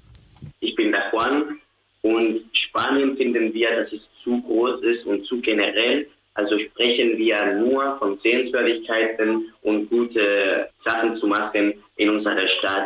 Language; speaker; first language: German; non-native, fluent; Spanish